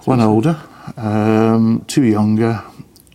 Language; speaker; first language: English; native; English